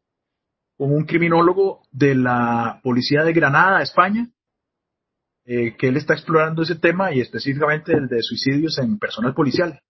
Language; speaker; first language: Spanish; native; Spanish